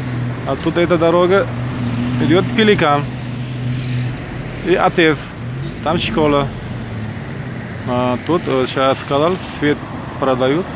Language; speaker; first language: Russian; non-native, local second language; Uzbek